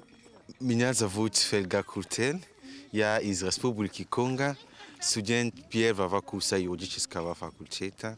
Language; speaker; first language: Russian; non-native, learner; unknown